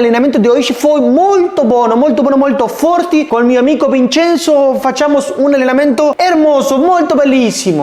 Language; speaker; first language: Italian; non-native, learner; Spanish